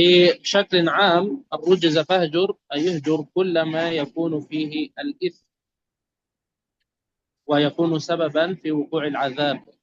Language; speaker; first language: Arabic; native; Arabic